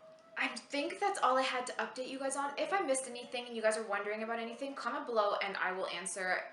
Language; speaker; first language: English; native; English